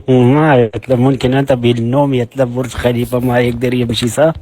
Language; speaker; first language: Arabic; non-native, learner; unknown